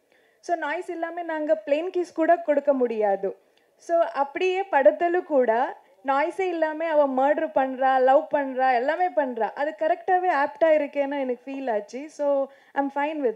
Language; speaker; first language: Tamil; non-native, learner; Kannada